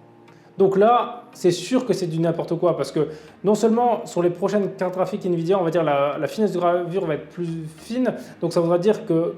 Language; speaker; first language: French; native; French